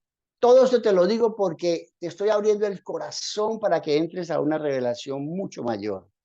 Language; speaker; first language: Spanish; native; Spanish